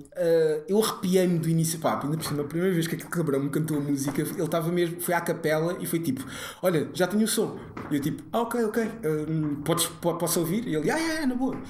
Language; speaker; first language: Portuguese; early bilingual, other home language; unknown